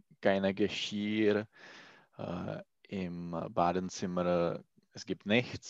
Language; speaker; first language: German; non-native, learner; Czech